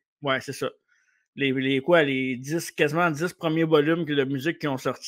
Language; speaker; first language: French; native; French